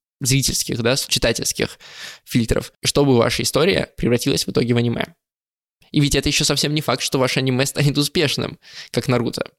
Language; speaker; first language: Russian; native; Russian